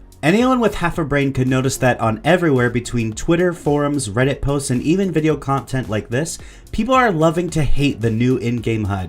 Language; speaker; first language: English; native; English